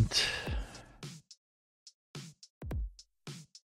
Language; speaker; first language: English; non-native, fluent; German